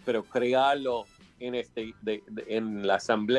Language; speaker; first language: Spanish; non-native, fluent; English